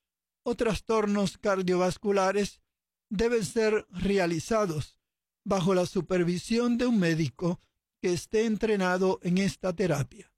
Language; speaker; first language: Spanish; native; Spanish